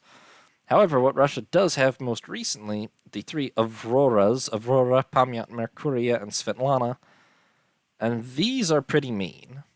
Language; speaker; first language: English; native; English